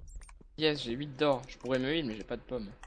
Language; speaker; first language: French; native; French